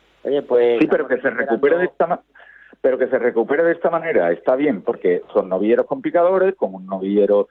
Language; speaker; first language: Spanish; native; Spanish